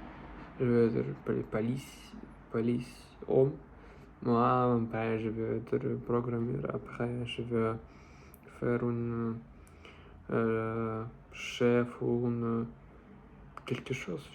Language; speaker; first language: French; non-native, learner; Russian